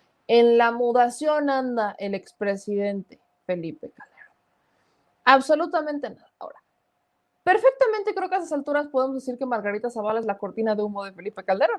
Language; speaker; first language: Spanish; native; Spanish